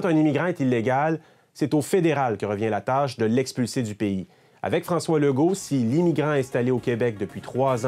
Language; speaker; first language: French; native; French